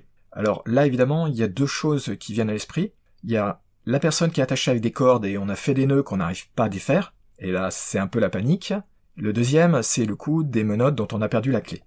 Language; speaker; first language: French; native; French